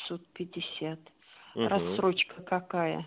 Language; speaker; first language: Russian; native; Russian